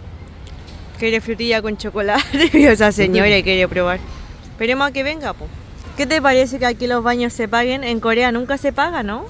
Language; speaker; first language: Spanish; native; Spanish